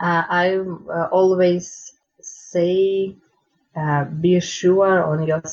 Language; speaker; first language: English; non-native, learner; Russian